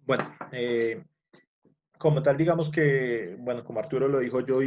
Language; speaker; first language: Spanish; native; Spanish